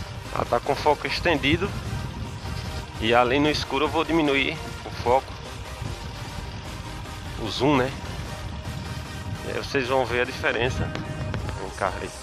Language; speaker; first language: Portuguese; native; Portuguese